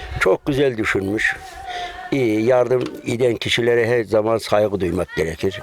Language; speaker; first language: Turkish; native; Turkish